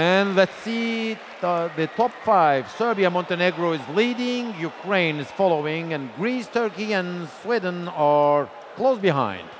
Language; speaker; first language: English; non-native, fluent; Turkish